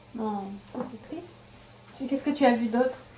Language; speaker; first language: French; native; French